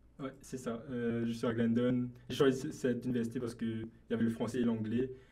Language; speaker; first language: French; non-native, local second language; Morisyen